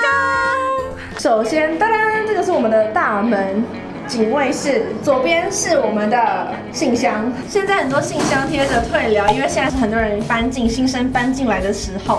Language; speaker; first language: Chinese; native; Chinese